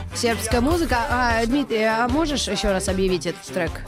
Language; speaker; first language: Russian; native; Russian